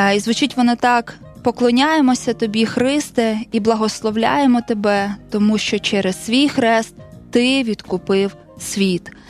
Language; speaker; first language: Ukrainian; native; Ukrainian